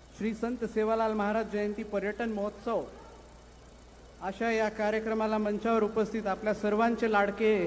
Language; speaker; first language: Marathi; non-native, local second language; Lambadi